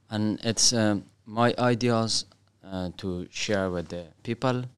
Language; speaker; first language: English; non-native, learner; Persian